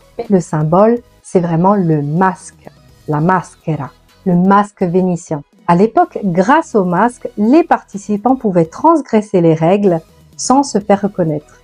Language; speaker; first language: French; non-native, fluent; Italian